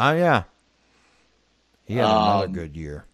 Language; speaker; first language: English; native; English